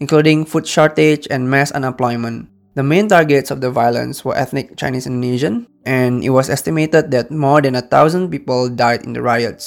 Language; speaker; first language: English; early bilingual, other home language; Indonesian